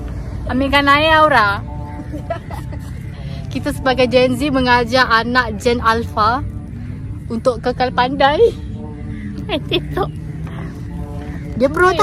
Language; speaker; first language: Malay; native; Malay